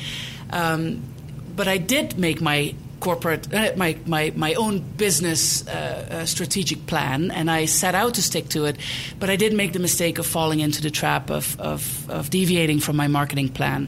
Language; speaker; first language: English; non-native, fluent; Dutch